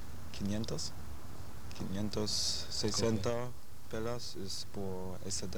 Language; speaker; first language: Spanish; non-native, learner; German